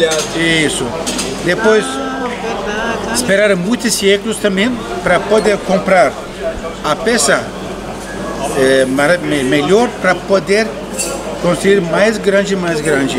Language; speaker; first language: Portuguese; non-native, learner; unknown